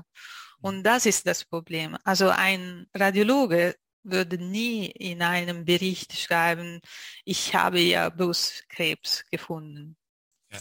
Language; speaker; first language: German; non-native, fluent; Italian